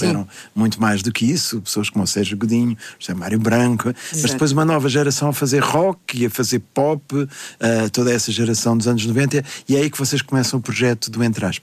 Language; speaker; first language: Portuguese; native; Portuguese